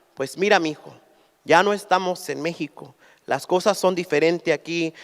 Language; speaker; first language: Spanish; early bilingual, heritage; Spanish